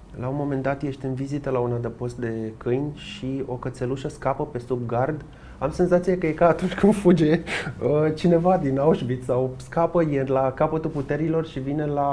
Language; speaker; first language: Romanian; native; Romanian